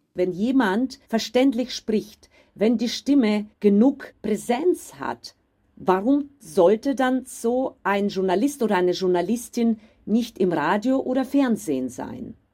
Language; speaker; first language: German; non-native, fluent; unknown